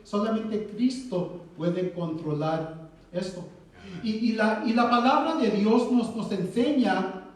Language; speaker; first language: Spanish; early bilingual, heritage; Spanish